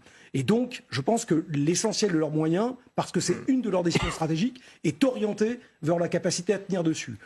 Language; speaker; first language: French; native; French